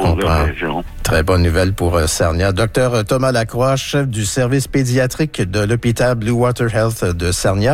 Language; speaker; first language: French; native; French